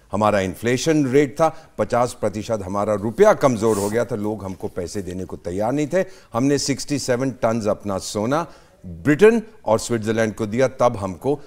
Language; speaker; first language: Hindi; native; Hindi